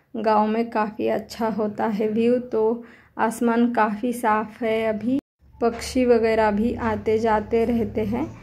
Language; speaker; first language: Hindi; non-native, local second language; Marathi